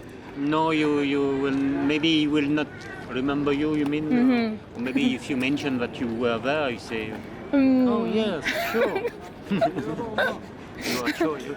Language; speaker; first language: English; non-native, learner; French